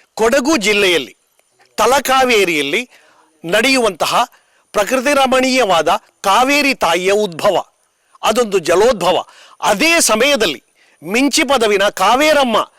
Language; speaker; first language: Kannada; native; Kannada